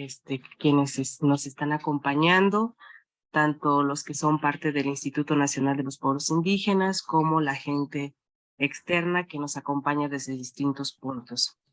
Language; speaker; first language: Spanish; native; Spanish